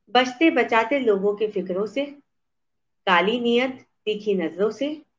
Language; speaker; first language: Hindi; native; Hindi